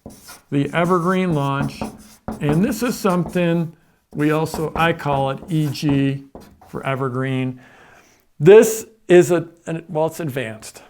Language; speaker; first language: English; native; English